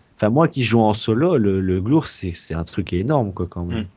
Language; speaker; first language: French; native; French